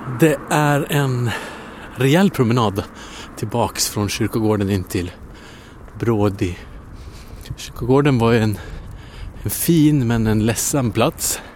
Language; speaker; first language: Swedish; non-native, fluent; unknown